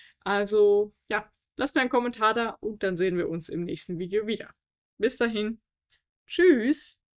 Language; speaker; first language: German; native; German